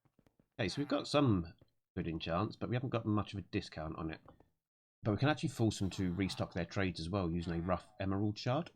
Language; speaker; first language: English; native; English